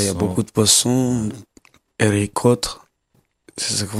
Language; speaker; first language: French; non-native, learner; Kabuverdianu